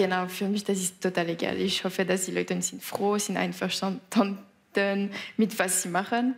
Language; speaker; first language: German; non-native, local second language; French